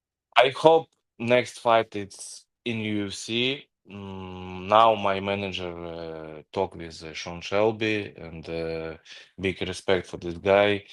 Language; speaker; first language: English; non-native, learner; Ukrainian